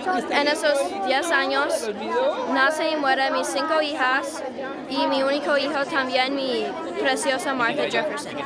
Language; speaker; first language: Spanish; non-native, learner; English